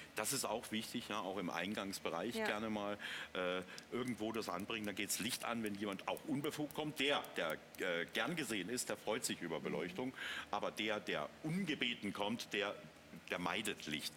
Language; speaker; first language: German; native; German